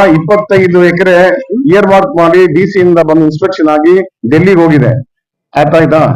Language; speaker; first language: Kannada; native; Kannada